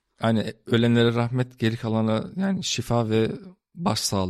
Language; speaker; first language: Turkish; early bilingual, heritage; Turkish